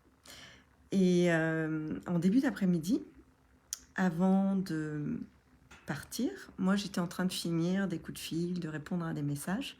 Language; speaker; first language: French; native; French